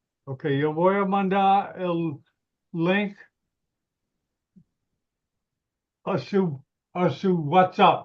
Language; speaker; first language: Spanish; non-native, learner; English